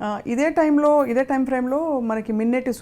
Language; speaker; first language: Telugu; native; Telugu